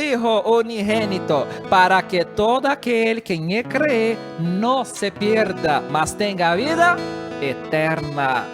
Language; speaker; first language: Spanish; non-native, learner; Portuguese